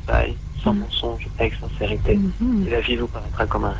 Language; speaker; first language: French; native; French